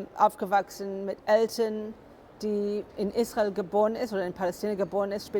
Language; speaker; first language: German; non-native, fluent; English